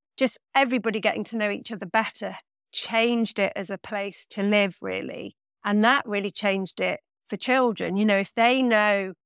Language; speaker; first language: English; native; English